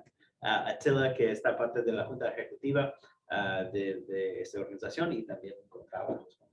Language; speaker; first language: Spanish; non-native, fluent; English